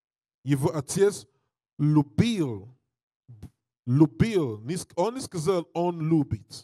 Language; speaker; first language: Russian; non-native, learner; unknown